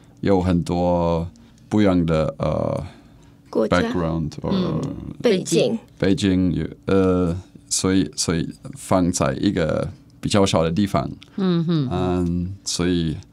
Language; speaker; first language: Chinese; non-native, learner; Czech